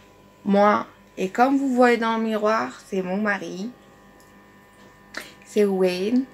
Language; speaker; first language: French; non-native, local second language; Morisyen